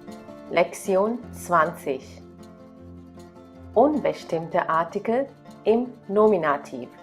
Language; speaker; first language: German; non-native, fluent; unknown